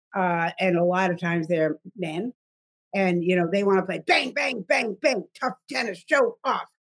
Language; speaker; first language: English; native; English